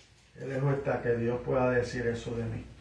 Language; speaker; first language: Spanish; native; Spanish